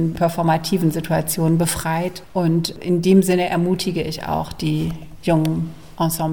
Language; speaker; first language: German; native; German